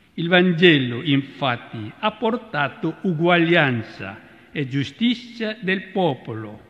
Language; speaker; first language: Italian; non-native, fluent; Korean